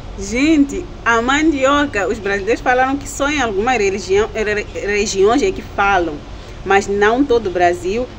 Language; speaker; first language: Portuguese; native; Portuguese